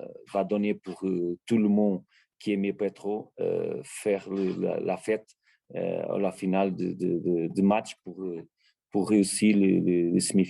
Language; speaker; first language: French; non-native, learner; Portuguese